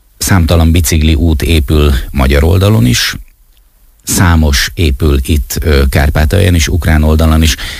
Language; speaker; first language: Hungarian; native; Hungarian